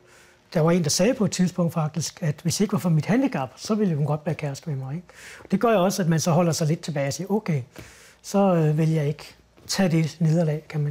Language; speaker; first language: Danish; native; Danish